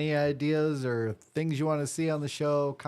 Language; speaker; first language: English; native; English